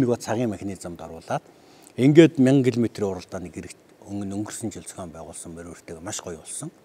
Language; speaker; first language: Mongolian; native; Mongolian